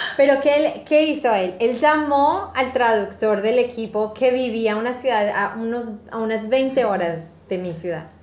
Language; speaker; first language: Spanish; native; Spanish